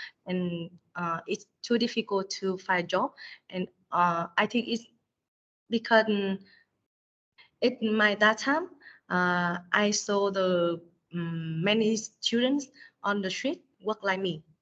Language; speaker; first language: English; non-native, learner; Vietnamese